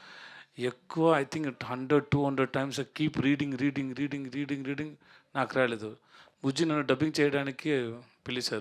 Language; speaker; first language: Telugu; non-native, learner; Tamil